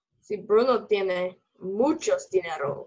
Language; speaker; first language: Spanish; non-native, learner; English